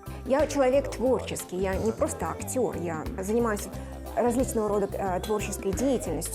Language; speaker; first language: Russian; non-native, learner; English